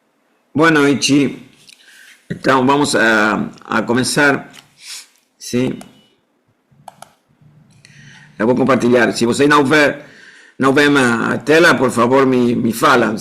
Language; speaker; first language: Portuguese; non-native, fluent; Spanish